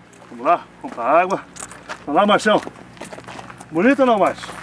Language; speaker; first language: Portuguese; native; Portuguese